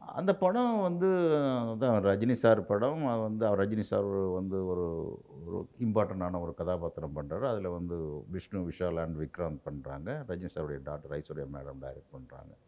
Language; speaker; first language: Tamil; native; Tamil